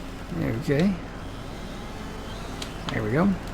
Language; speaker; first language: English; native; English